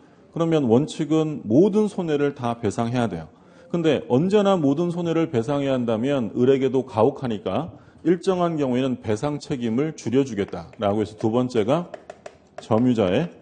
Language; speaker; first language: Korean; native; Korean